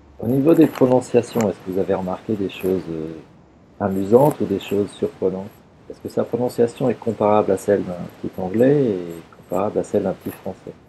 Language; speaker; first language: French; native; French